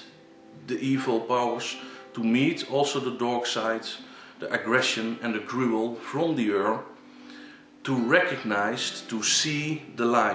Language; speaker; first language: English; non-native, learner; Dutch